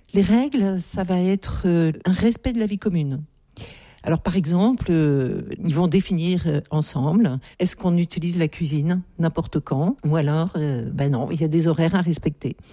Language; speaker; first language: French; native; French